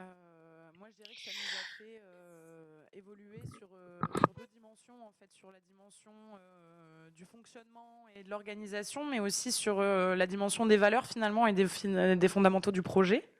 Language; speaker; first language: French; native; French